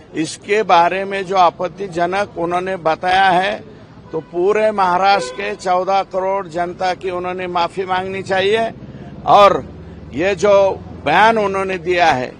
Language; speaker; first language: Hindi; non-native, local second language; Marathi